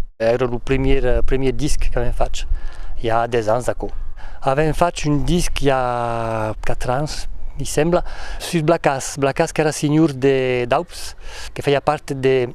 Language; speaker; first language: Occitan; non-native, local second language; French